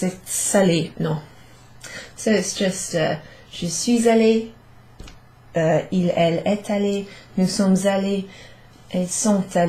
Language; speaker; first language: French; non-native, fluent; English